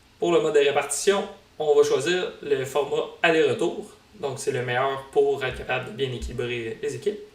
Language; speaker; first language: French; native; French